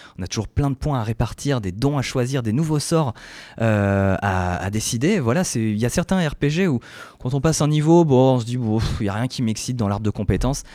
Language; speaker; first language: French; native; French